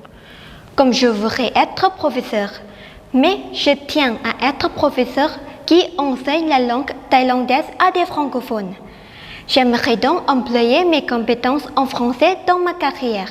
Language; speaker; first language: French; non-native, learner; Thai